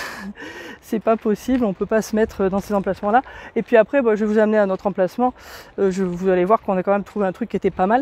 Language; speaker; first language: French; native; French